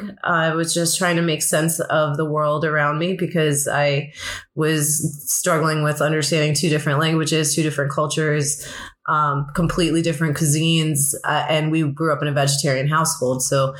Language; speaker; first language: English; early bilingual, other home language; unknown